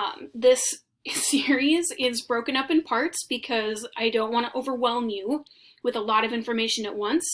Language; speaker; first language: English; native; English